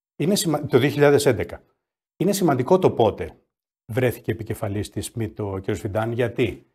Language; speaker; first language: Greek; native; Greek